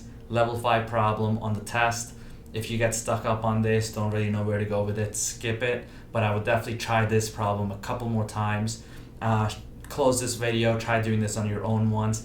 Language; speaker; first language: English; native; English